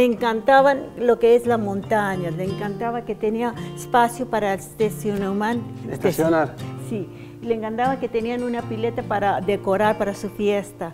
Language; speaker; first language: Spanish; non-native, fluent; English